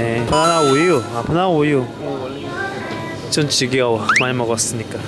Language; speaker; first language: Korean; non-native, fluent; Chinese